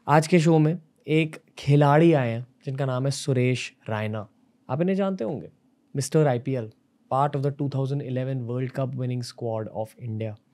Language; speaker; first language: Hindi; native; Hindi